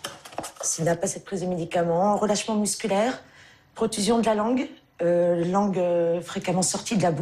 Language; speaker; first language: French; native; French